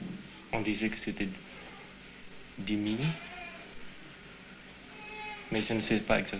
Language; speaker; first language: French; non-native, fluent; Indonesian